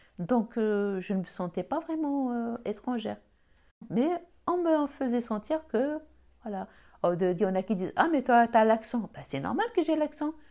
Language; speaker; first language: French; non-native, local second language; Arabic